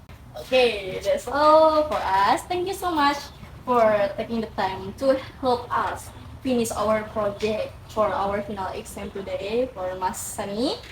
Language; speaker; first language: English; non-native, learner; Indonesian